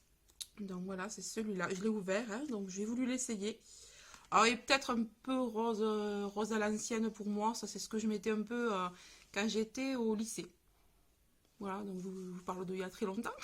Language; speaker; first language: French; native; French